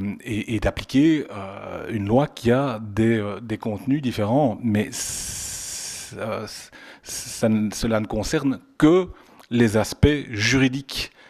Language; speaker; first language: French; native; French